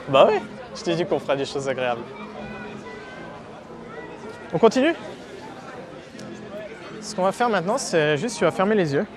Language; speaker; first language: French; native; French